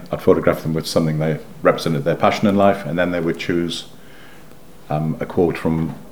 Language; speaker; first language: English; native; English